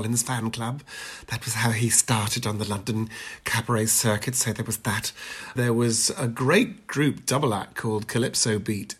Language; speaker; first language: English; native; English